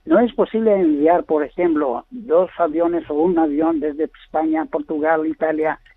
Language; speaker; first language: Spanish; non-native, learner; Greek